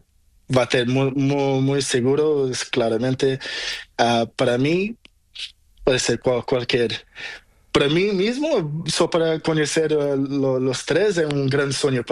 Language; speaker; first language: Spanish; non-native, learner; Portuguese